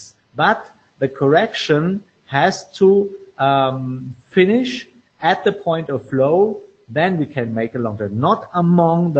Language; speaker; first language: English; non-native, fluent; German